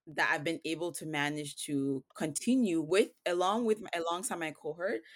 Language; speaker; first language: English; early bilingual, other home language; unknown